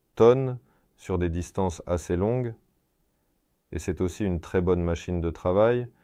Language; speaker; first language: French; non-native, fluent; Russian